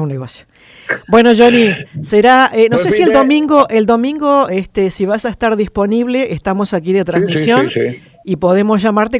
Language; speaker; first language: Spanish; native; Spanish